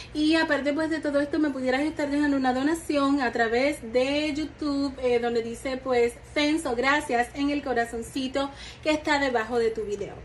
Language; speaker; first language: Spanish; native; Spanish